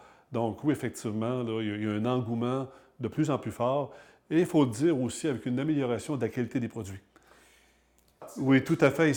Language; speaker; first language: French; native; French